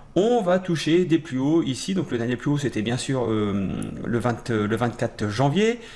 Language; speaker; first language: French; native; French